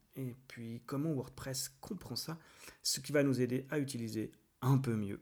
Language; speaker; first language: French; native; French